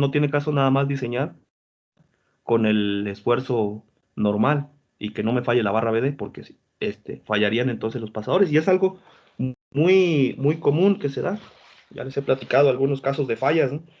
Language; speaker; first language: Spanish; native; Spanish